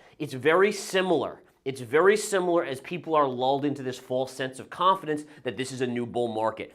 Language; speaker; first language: English; native; English